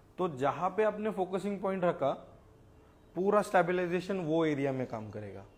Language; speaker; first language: Hindi; non-native, local second language; Marathi